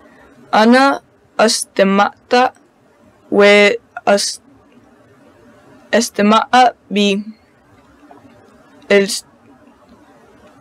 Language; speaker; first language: Arabic; non-native, learner; English